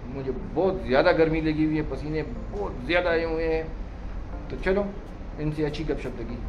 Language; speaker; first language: Urdu; non-native, local second language; Punjabi